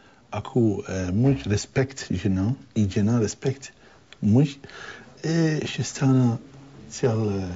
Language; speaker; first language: Bulgarian; non-native, learner; Arabic